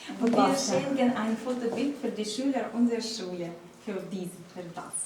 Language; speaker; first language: German; non-native, learner; Ukrainian